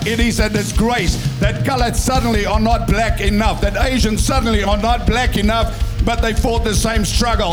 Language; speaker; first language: English; non-native, local second language; Afrikaans